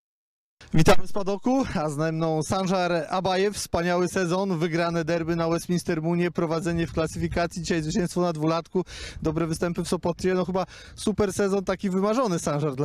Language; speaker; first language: Polish; native; Polish